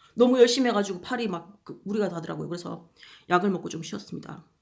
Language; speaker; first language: Korean; native; Korean